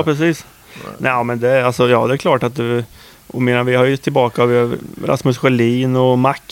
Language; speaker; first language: Swedish; native; Swedish